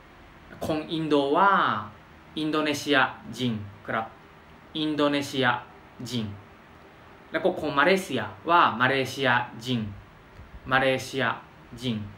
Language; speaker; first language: Thai; non-native, fluent; Japanese